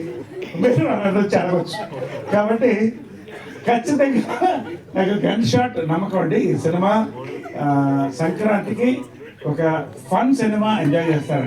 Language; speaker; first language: Telugu; native; Telugu